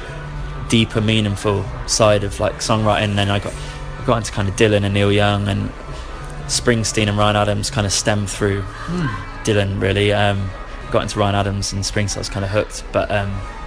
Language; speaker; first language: English; native; English